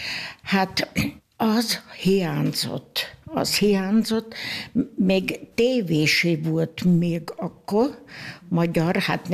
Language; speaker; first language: Hungarian; early bilingual, heritage; Hungarian